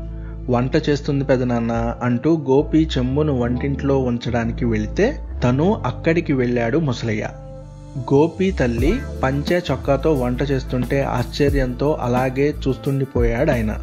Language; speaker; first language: Telugu; native; Telugu